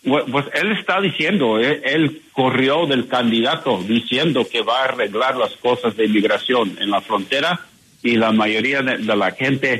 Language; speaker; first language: Spanish; non-native, learner; English